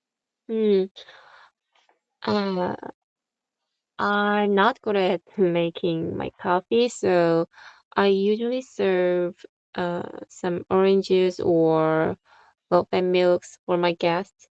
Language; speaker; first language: English; non-native, fluent; Korean